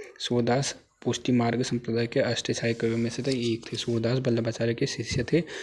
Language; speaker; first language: Hindi; native; Hindi